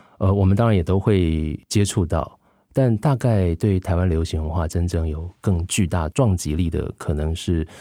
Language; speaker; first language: Chinese; native; Chinese